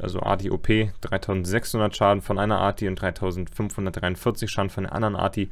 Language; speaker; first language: German; native; German